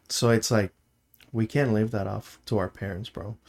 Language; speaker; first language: English; early bilingual, other home language; Spanish